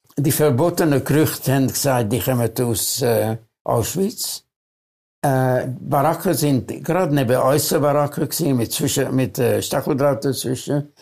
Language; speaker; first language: German; early bilingual, other home language; Hungarian